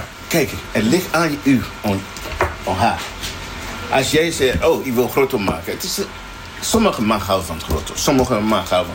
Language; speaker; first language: Dutch; non-native, learner; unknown